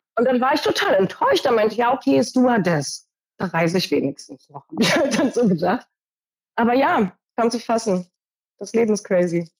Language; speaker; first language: German; early bilingual, other home language; Portuguese